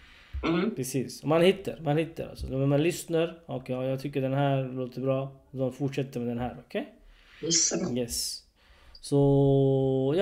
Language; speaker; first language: Swedish; non-native, learner; Urdu